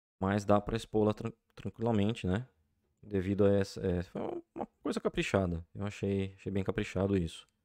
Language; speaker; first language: Portuguese; native; Portuguese